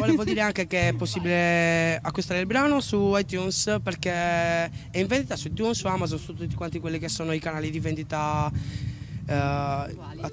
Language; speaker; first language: Italian; native; Italian